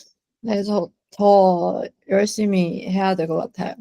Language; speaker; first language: Korean; non-native, learner; Chinese